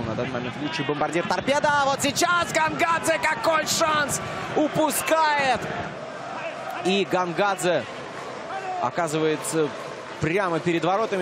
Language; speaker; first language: Russian; native; Russian